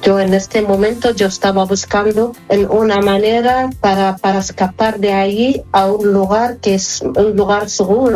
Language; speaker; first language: Spanish; non-native, fluent; Arabic